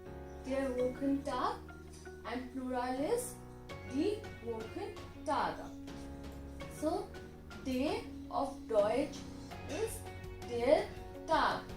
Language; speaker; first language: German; non-native, fluent; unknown